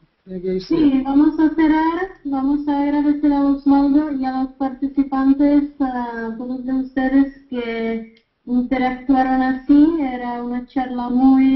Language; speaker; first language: Spanish; non-native, fluent; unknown